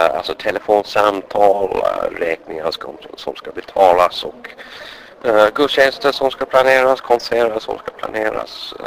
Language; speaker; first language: Swedish; non-native, fluent; English